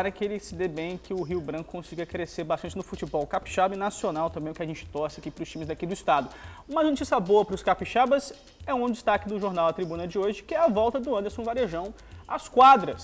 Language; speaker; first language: Portuguese; native; Portuguese